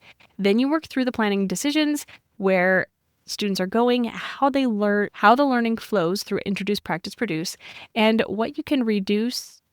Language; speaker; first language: English; native; English